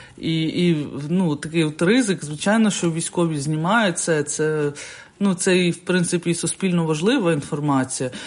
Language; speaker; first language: Ukrainian; native; Ukrainian